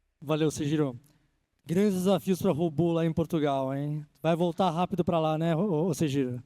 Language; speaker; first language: Portuguese; native; Portuguese